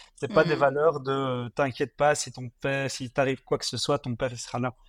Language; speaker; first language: French; native; French